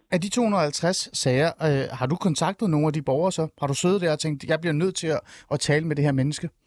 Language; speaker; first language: Danish; early bilingual, other home language; Persian